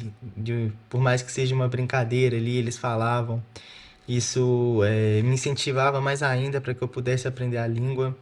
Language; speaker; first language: Portuguese; native; Portuguese